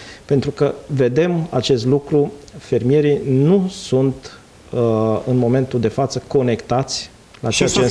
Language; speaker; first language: Romanian; native; Romanian